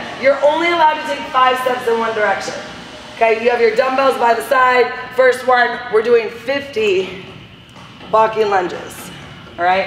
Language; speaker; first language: English; native; English